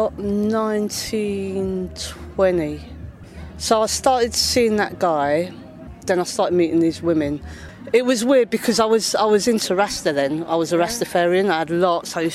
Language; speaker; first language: English; native; English